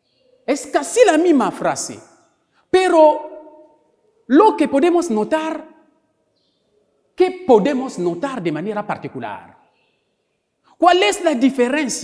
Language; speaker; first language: Spanish; non-native, local second language; French